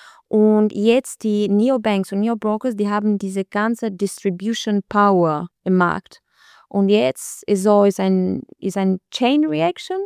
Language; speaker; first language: German; non-native, learner; Albanian